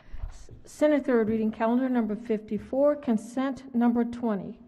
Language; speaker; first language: English; native; English